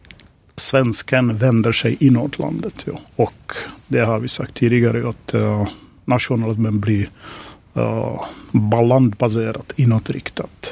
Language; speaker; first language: Swedish; non-native, fluent; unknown